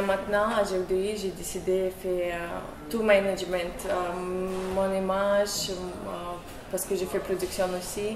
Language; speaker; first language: French; non-native, learner; Russian